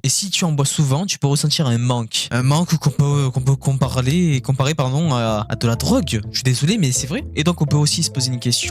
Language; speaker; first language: French; native; French